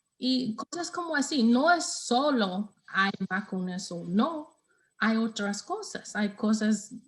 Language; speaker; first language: Spanish; non-native, learner; English